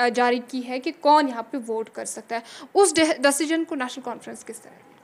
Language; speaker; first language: Hindi; non-native, local second language; Kashmiri